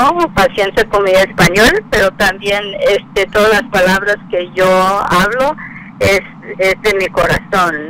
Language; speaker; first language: Spanish; non-native, fluent; English